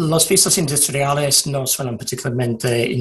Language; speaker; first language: Spanish; non-native, fluent; English